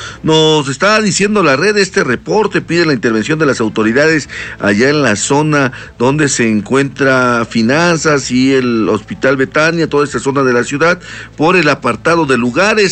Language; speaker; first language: Spanish; native; Spanish